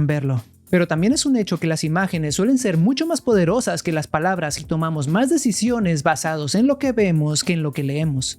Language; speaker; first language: Spanish; native; Spanish